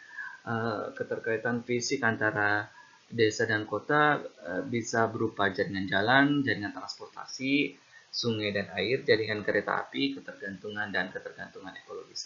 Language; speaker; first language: Indonesian; native; Indonesian